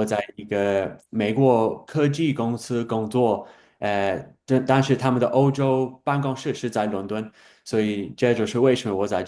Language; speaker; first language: Chinese; non-native, fluent; English